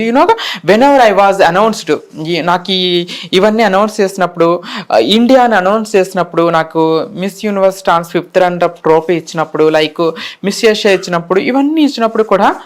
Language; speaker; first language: Telugu; native; Telugu